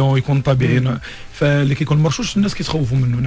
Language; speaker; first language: Arabic; native; Arabic